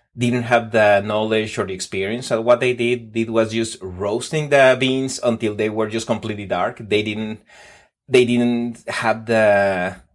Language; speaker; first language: English; non-native, fluent; Spanish